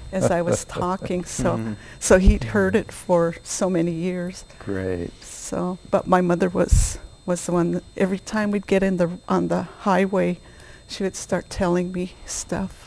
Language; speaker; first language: English; native; English